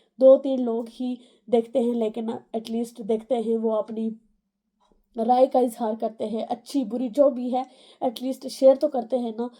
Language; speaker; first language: Urdu; non-native, local second language; Punjabi